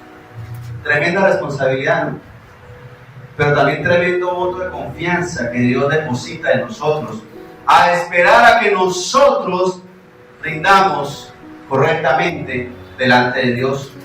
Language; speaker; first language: Spanish; native; Spanish